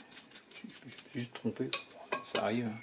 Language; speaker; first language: French; native; French